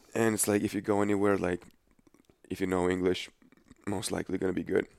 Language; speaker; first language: English; non-native, fluent; Lithuanian